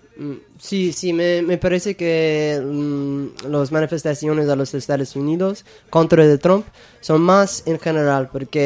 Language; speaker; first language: Spanish; non-native, fluent; English